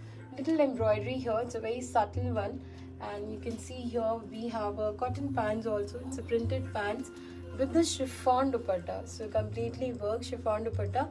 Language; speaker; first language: English; non-native, local second language; Hindi